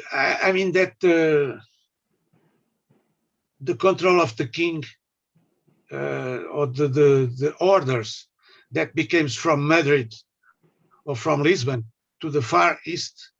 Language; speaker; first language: English; non-native, learner; Portuguese